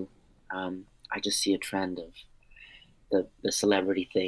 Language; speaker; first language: English; early bilingual, other home language; Armenian